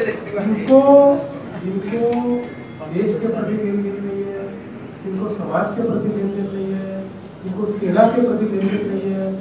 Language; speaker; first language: Hindi; non-native, local second language; Marathi